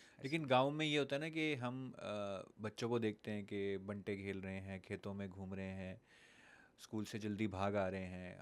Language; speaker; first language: Hindi; native; Hindi